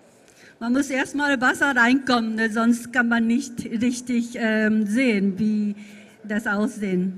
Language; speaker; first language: German; non-native, fluent; Japanese